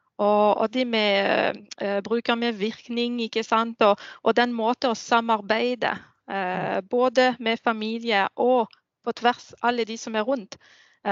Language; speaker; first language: Norwegian; non-native, fluent; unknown